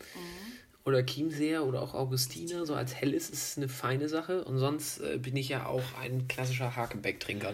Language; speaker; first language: German; native; German